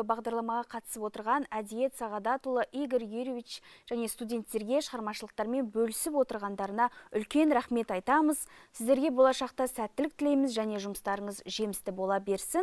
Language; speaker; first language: Kazakh; native; Kazakh